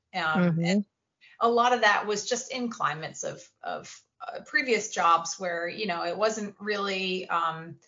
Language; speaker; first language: English; native; English